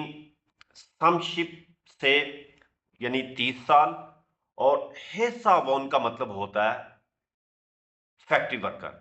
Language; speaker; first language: Urdu; non-native, local second language; Punjabi